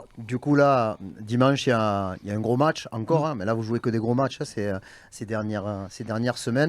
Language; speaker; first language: French; native; French